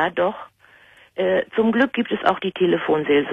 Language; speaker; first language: German; native; German